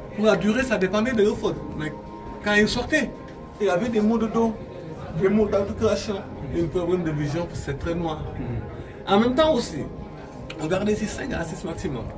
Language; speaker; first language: French; non-native, local second language; Wolof